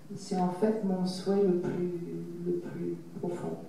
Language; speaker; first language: French; early bilingual, other home language; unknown